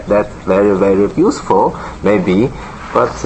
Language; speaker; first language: English; non-native, learner; Japanese